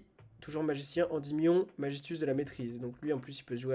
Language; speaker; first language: French; native; French